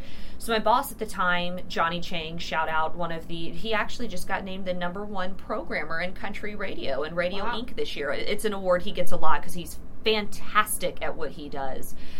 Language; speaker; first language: English; native; English